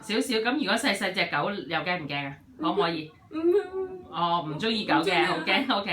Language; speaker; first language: Cantonese; native; Cantonese